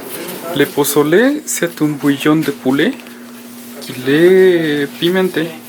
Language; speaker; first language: French; non-native, fluent; Spanish